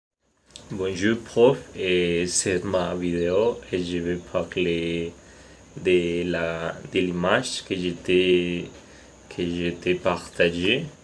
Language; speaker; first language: French; non-native, learner; Spanish